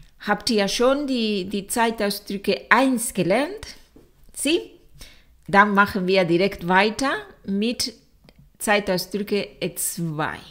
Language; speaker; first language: German; non-native, fluent; Spanish